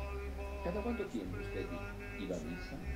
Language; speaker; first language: Spanish; non-native, fluent; Italian